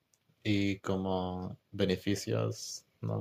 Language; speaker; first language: Spanish; early bilingual, heritage; English